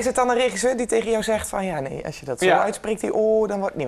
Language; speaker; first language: Dutch; native; Dutch